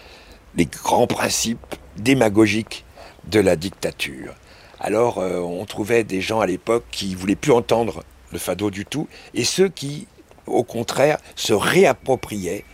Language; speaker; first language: French; native; French